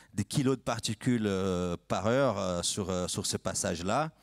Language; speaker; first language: French; non-native, fluent; Portuguese